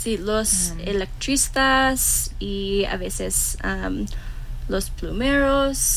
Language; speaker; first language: Spanish; non-native, learner; English